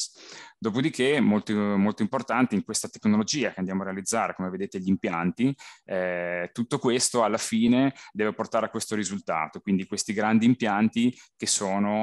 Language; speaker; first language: Italian; native; Italian